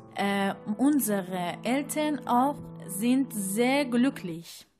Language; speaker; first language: German; non-native, fluent; Persian